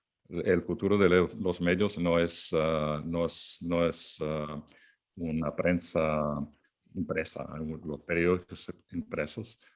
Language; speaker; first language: Spanish; non-native, fluent; English